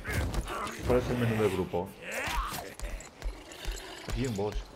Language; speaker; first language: Spanish; native; Spanish